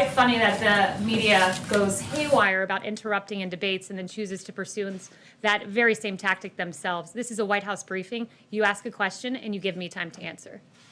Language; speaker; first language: English; native; English